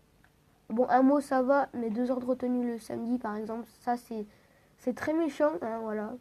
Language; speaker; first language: French; native; French